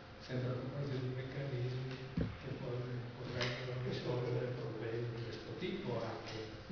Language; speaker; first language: Italian; native; Italian